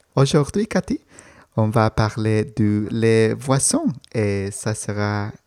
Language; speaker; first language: French; non-native, learner; Spanish